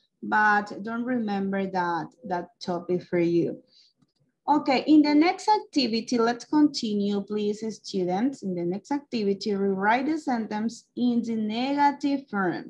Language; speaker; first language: English; non-native, local second language; Spanish